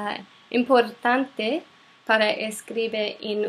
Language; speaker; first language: Spanish; non-native, learner; English